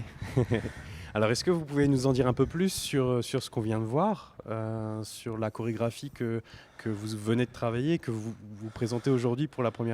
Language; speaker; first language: French; native; French